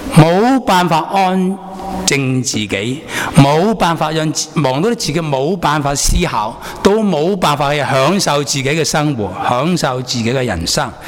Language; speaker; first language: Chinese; non-native, local second language; Cantonese